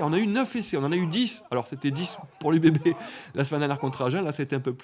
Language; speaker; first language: French; native; French